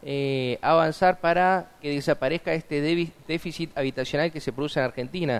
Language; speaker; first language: Spanish; native; Spanish